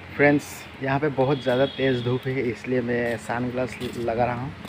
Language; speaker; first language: Hindi; non-native, local second language; Assamese